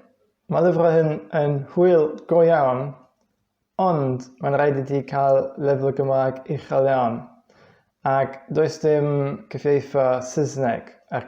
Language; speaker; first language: Welsh; non-native, fluent; Dutch